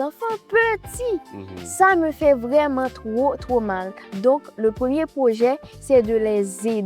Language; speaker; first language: French; non-native, local second language; Haitian Creole